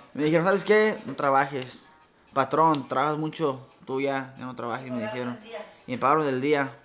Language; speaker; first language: Spanish; early bilingual, other home language; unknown